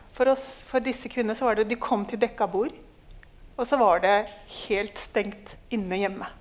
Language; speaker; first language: Norwegian; early bilingual, other home language; Urdu